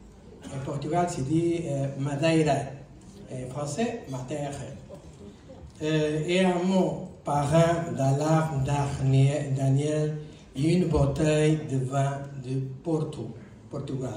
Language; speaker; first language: French; non-native, learner; Portuguese